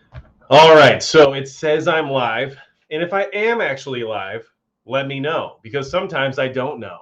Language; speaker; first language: English; native; English